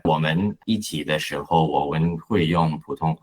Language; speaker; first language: Chinese; non-native, learner; Cantonese